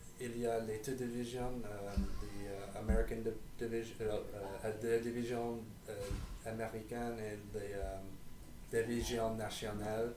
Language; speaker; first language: French; non-native, learner; English